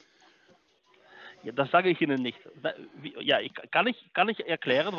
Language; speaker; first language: German; non-native, fluent; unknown